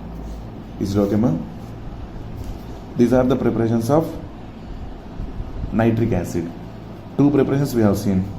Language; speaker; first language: English; non-native, local second language; Telugu